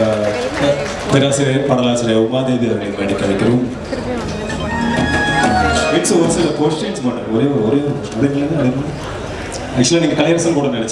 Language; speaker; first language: Tamil; native; Tamil